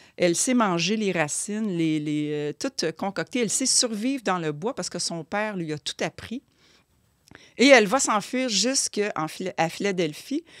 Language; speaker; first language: French; native; French